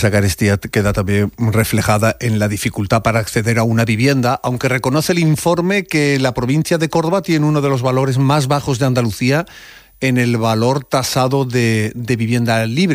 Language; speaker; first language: Spanish; native; Spanish